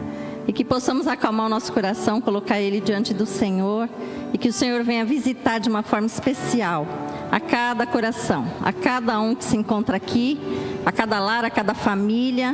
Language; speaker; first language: Portuguese; native; Portuguese